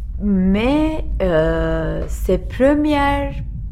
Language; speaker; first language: French; non-native, learner; Turkish